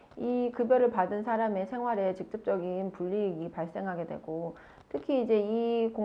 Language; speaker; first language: Korean; native; Korean